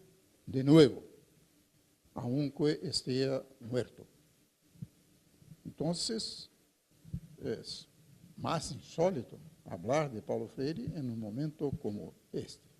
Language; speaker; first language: Spanish; non-native, fluent; Portuguese